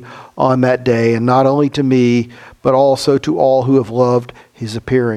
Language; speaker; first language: English; native; English